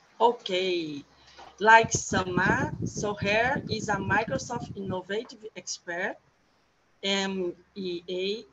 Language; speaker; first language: English; non-native, learner; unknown